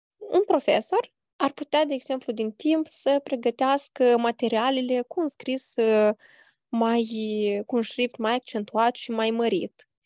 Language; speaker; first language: Romanian; native; Romanian